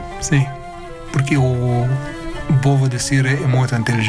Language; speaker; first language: Portuguese; non-native, learner; Arabic